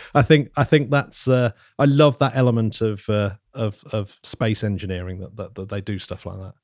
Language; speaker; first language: English; native; English